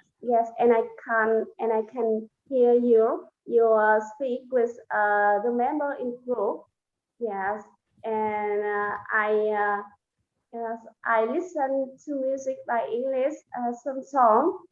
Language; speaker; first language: English; non-native, learner; Vietnamese